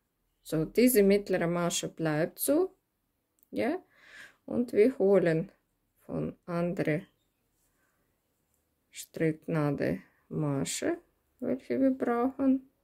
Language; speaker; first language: German; non-native, fluent; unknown